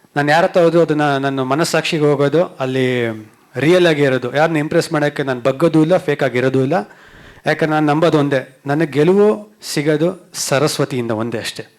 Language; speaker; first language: Kannada; native; Kannada